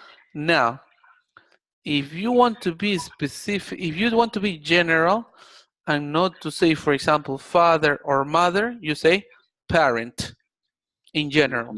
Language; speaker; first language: English; non-native, fluent; Spanish